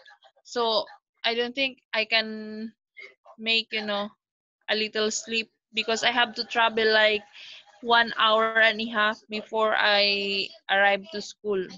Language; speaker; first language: English; non-native, local second language; Filipino